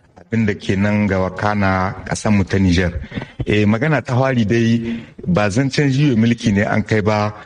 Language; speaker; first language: Hausa; native; Hausa